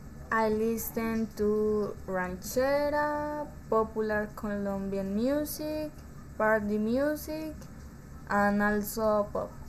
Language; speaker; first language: English; non-native, learner; Spanish